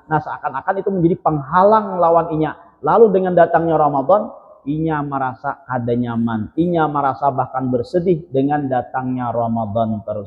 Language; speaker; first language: Indonesian; non-native, local second language; Banjar